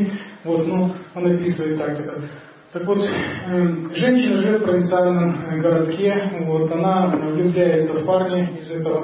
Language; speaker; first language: Russian; native; Russian